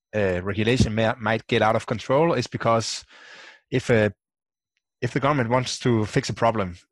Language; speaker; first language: English; non-native, fluent; Danish